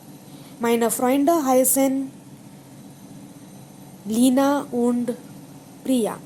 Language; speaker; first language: German; non-native, fluent; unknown